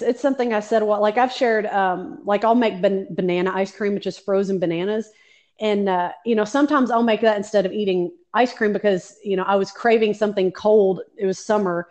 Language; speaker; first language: English; native; English